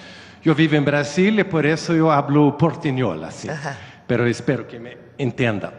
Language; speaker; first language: Spanish; non-native, learner; Swedish